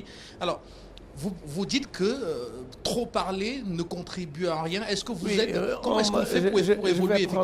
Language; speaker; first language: French; native; French